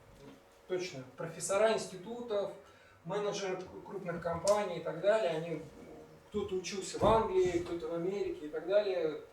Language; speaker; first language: Russian; native; Russian